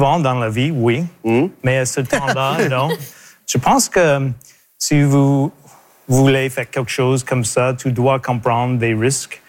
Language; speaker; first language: French; non-native, local second language; English